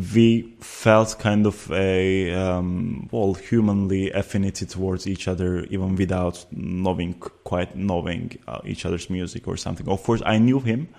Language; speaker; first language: English; non-native, fluent; Turkish